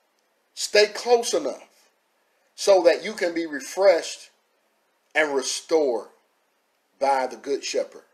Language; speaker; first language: English; native; English